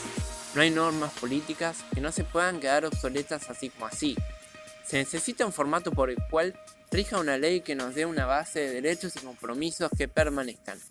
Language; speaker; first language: Spanish; native; Spanish